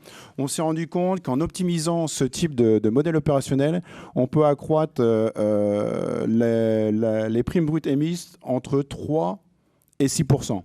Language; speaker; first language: French; native; French